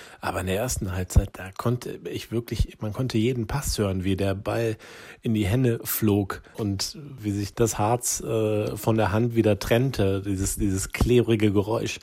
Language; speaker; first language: German; native; German